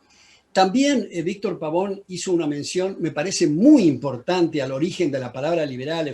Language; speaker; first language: Spanish; native; Spanish